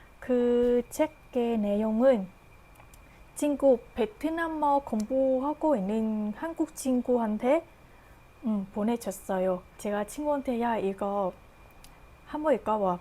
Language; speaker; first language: Korean; non-native, learner; Vietnamese